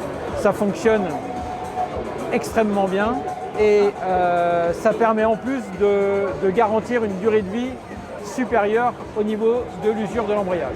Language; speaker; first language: French; native; French